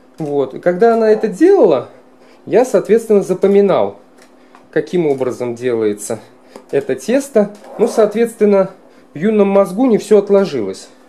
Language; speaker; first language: Russian; non-native, local second language; Kara-Kalpak